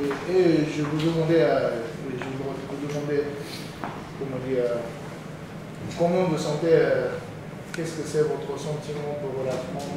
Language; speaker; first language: French; non-native, learner; Japanese